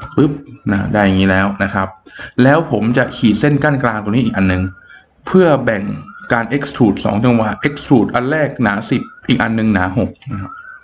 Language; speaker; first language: Thai; native; Thai